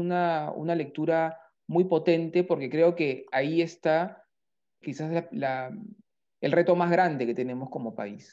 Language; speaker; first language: Spanish; native; Spanish